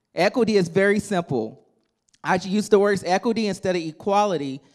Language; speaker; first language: English; native; English